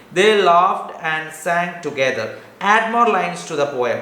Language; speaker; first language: English; non-native, local second language; Malayalam